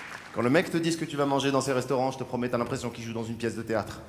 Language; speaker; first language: French; native; French